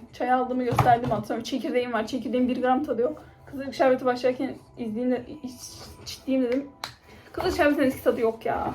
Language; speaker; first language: Turkish; native; Turkish